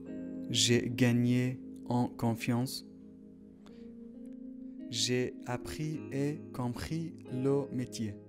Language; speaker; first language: French; non-native, learner; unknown